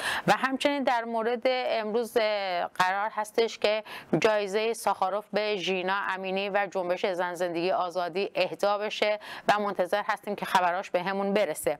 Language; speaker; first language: Persian; non-native, local second language; Kurdish